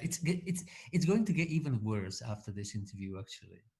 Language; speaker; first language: English; non-native, fluent; Czech